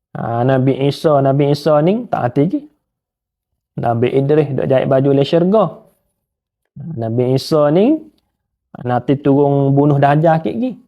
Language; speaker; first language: Malay; native; Malay